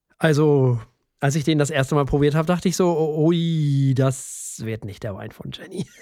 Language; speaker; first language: German; native; German